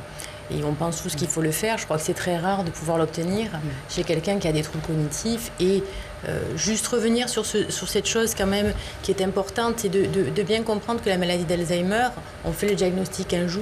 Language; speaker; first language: French; native; French